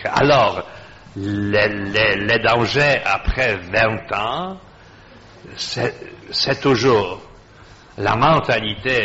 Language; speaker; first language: French; non-native, fluent; Polish